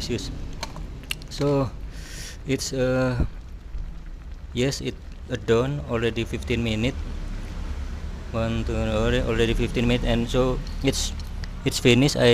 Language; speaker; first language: English; non-native, learner; Indonesian